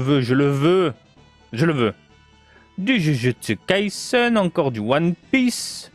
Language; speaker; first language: French; native; French